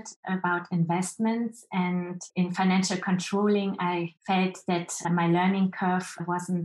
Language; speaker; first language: English; non-native, fluent; Chinese